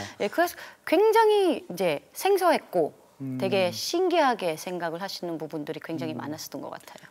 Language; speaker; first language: Korean; non-native, fluent; Filipino